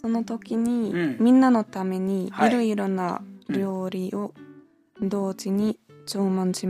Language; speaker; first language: Japanese; non-native, learner; German